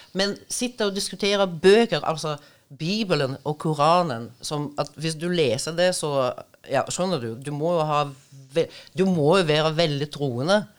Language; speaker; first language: Norwegian; non-native, fluent; Russian